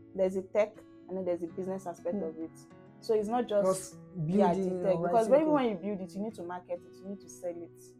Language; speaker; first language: English; non-native, local second language; Yoruba